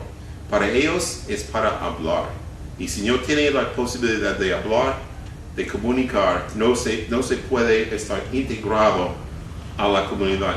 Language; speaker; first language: Spanish; non-native, fluent; English